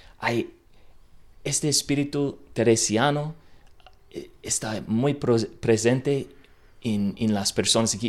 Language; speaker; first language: Spanish; non-native, learner; English